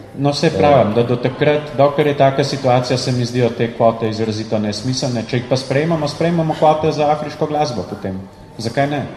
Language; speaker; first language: Slovenian; native; Slovenian